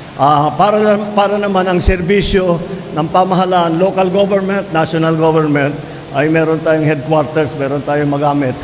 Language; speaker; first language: Filipino; native; Filipino